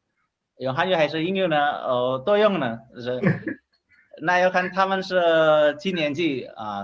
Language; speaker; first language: Chinese; non-native, fluent; Indonesian